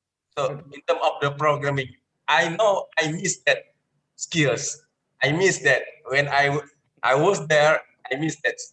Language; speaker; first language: English; non-native, learner; Indonesian